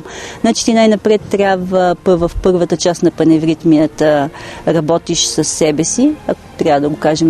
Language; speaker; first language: Bulgarian; native; Bulgarian